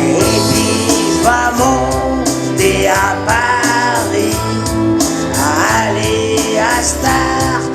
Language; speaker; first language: French; native; French